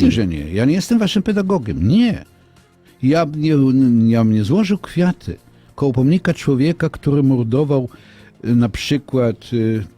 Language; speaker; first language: Polish; non-native, fluent; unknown